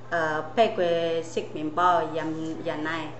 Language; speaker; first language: Cantonese; non-native, learner; Indonesian